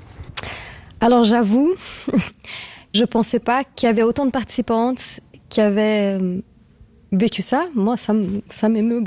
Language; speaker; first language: French; native; French